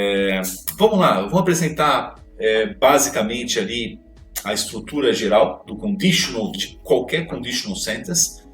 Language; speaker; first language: Portuguese; native; Portuguese